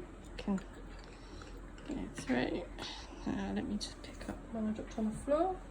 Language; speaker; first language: English; native; English